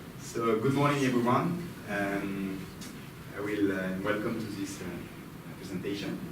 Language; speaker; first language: English; non-native, fluent; French